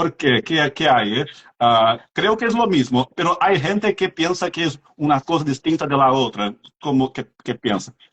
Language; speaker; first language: Spanish; non-native, fluent; Portuguese